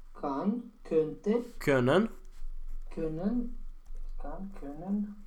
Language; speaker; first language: German; non-native, learner; Romanian